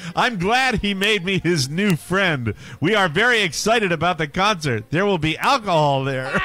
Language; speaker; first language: English; native; English